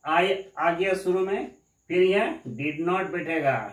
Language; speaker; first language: Hindi; non-native, local second language; Bangla